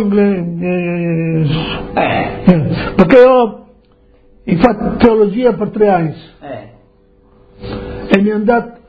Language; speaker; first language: Italian; non-native, local second language; Friulian